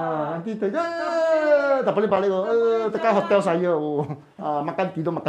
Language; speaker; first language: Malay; non-native, local second language; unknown